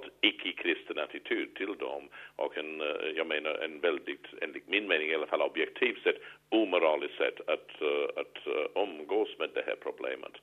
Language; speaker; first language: Swedish; non-native, fluent; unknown